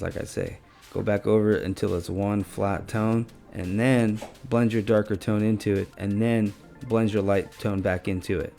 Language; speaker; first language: English; native; English